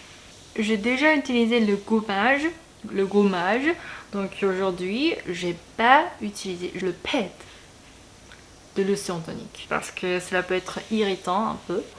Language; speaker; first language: French; non-native, fluent; Korean